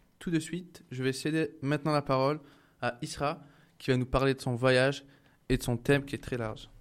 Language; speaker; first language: French; native; French